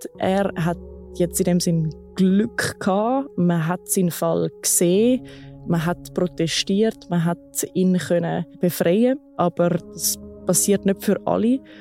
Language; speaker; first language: German; native; German